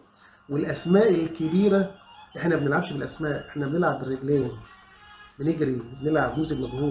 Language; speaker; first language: Arabic; native; Arabic